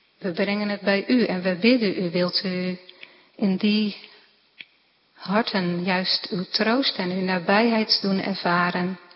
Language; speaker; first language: Dutch; native; Dutch